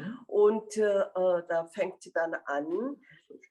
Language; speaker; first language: German; non-native, fluent; Korean